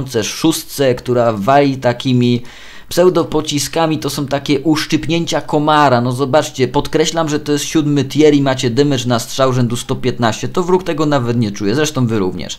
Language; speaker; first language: Polish; native; Polish